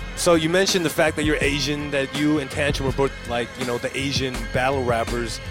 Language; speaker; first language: English; early bilingual, other home language; Chinese